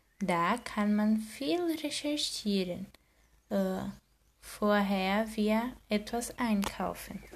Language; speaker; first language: German; non-native, learner; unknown